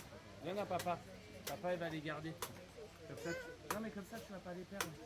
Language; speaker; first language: French; native; French